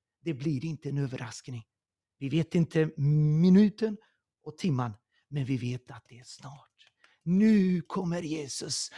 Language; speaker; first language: Swedish; non-native, fluent; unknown